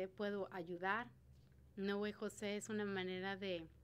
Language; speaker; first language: Spanish; native; Spanish